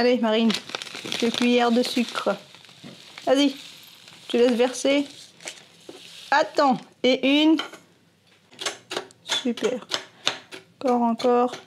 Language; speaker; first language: French; native; French